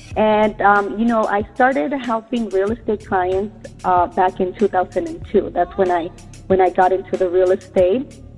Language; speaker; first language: English; early bilingual, other home language; Spanish